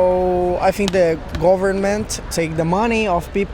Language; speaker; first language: English; non-native, learner; Portuguese